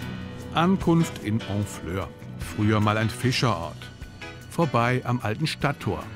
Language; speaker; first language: German; native; German